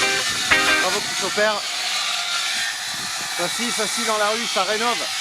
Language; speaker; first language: French; native; French